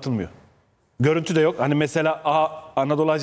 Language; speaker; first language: Turkish; native; Turkish